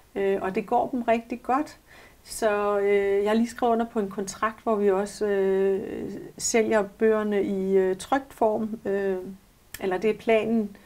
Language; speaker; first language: Danish; native; Danish